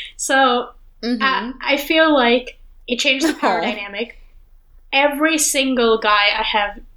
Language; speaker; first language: English; non-native, local second language; Hindi